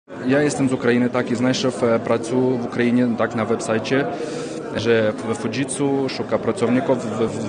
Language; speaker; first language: Polish; non-native, learner; Ukrainian